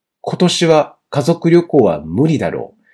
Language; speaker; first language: Japanese; non-native, fluent; Chinese